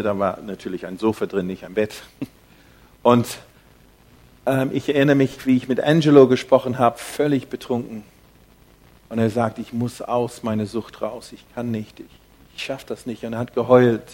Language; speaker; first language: German; non-native, fluent; English